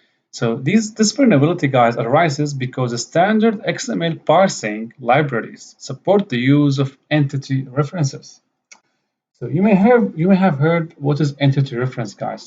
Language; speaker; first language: English; non-native, fluent; Arabic